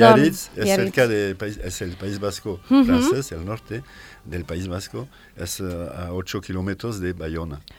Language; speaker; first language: Spanish; non-native, fluent; French